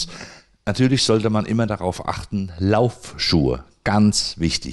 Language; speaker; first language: German; native; German